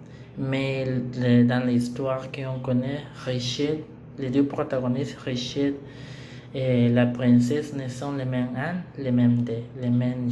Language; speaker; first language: French; non-native, learner; Spanish